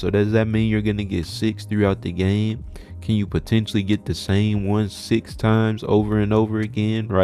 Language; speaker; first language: English; native; English